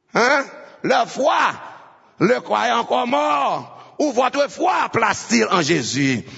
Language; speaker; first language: French; non-native, local second language; Haitian Creole